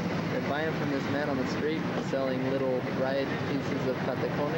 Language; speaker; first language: English; native; English